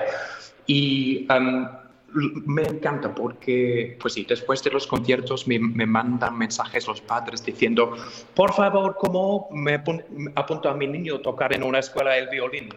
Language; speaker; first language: Spanish; non-native, fluent; English